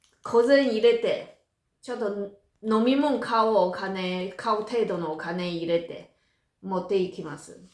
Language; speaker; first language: Japanese; non-native, fluent; Chinese